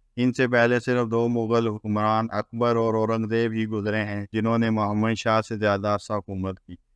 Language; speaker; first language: Urdu; native; Urdu